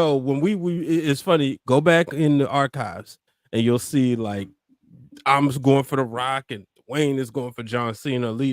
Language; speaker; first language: English; native; English